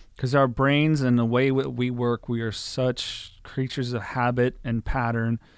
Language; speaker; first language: English; native; English